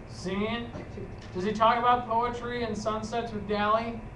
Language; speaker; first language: English; native; English